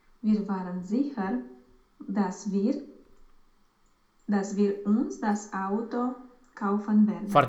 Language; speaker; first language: German; non-native, learner; Romanian